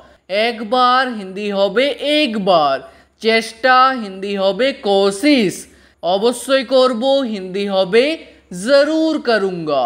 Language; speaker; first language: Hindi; non-native, local second language; Bangla